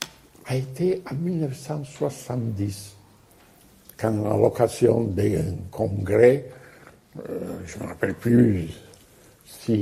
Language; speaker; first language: French; non-native, fluent; Italian